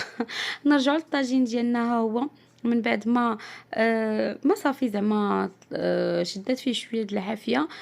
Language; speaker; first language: Arabic; native; Arabic